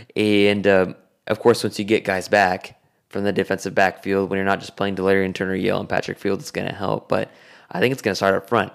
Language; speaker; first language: English; native; English